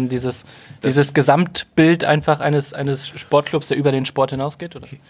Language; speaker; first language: German; native; German